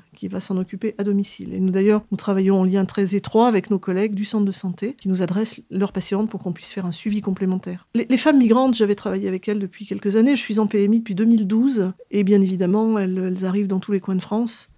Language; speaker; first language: French; native; French